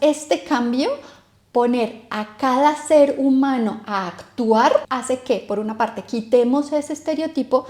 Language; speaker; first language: Spanish; native; Spanish